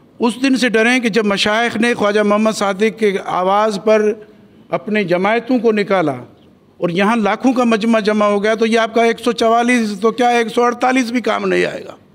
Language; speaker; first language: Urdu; non-native, local second language; Sindhi